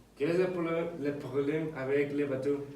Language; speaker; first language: French; non-native, learner; Spanish